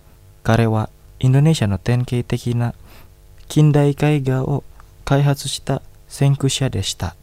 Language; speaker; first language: Japanese; non-native, fluent; Indonesian